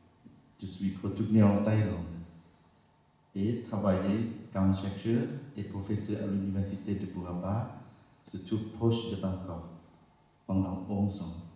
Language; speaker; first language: French; non-native, fluent; Thai